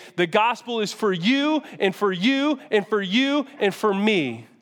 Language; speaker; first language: English; native; English